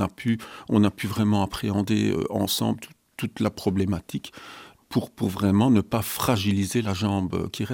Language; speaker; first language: French; native; French